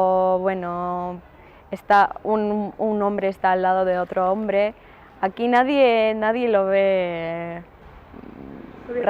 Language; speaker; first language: Spanish; non-native, fluent; Polish